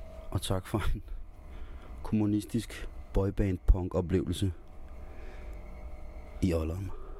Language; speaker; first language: Danish; native; Danish